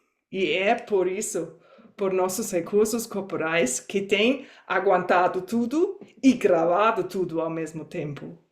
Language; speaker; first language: Portuguese; non-native, fluent; German